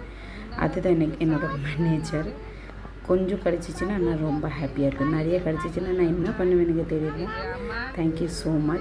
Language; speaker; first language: Tamil; non-native, local second language; Bangla